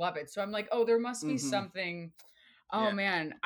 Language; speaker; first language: English; early bilingual, other home language; Spanish